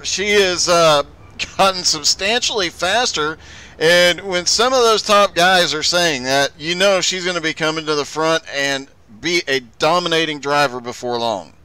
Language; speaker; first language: English; native; English